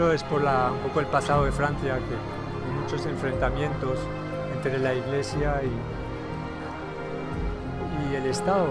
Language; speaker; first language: Spanish; non-native, fluent; French